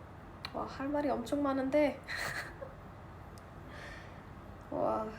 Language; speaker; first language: Korean; non-native, learner; English